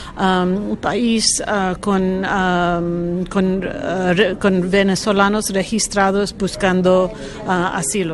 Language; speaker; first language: Spanish; non-native, learner; English